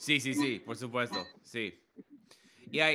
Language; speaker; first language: Spanish; non-native, learner; English